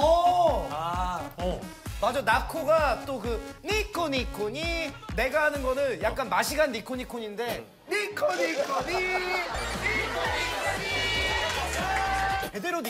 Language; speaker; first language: Korean; native; Korean